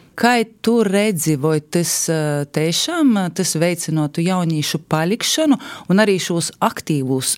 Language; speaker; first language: Latvian; native; Latvian